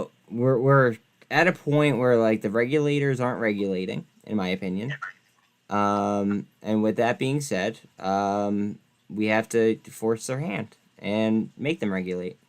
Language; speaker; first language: English; native; English